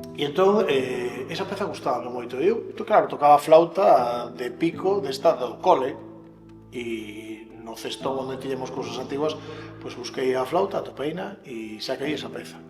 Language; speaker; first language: Galician; non-native, local second language; Spanish